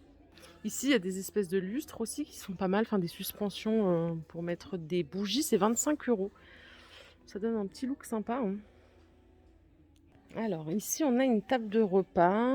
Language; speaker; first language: French; native; French